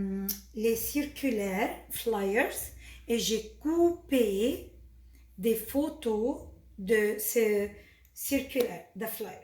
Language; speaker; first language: French; non-native, fluent; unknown